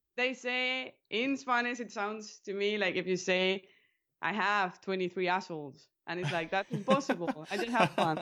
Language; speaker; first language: English; non-native, fluent; Spanish